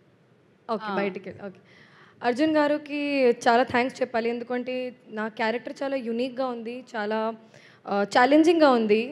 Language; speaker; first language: Telugu; non-native, learner; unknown